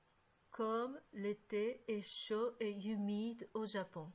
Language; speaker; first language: French; non-native, fluent; Japanese